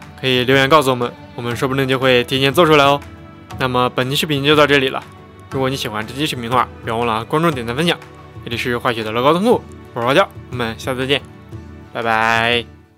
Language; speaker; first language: Chinese; native; Chinese